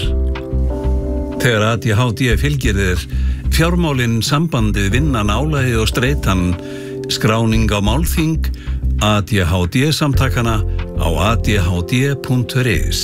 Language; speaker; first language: Icelandic; native; Icelandic